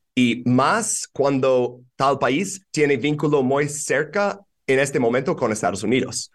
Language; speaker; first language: Spanish; non-native, fluent; English